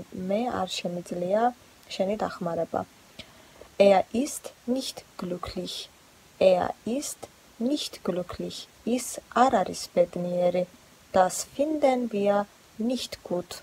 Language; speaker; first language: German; non-native, fluent; Georgian